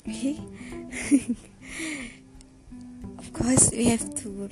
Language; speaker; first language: English; non-native, local second language; Malay